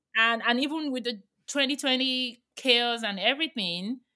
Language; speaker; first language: English; non-native, local second language; Yoruba